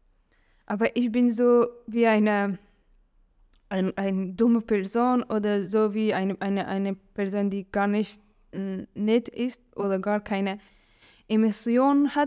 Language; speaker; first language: German; non-native, learner; Persian